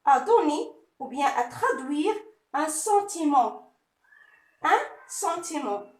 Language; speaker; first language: French; non-native, local second language; Arabic